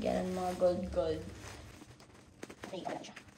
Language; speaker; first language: Filipino; native; Filipino